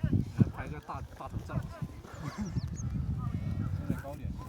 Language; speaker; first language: Chinese; native; Chinese